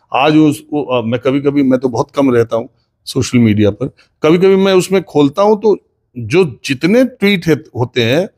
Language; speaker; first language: Hindi; native; Hindi